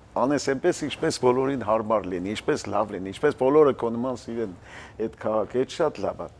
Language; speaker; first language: Armenian; native; Armenian